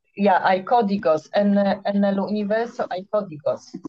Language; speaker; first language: Spanish; non-native, learner; Polish